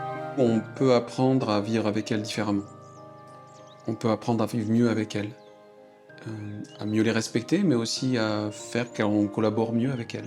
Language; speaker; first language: French; native; French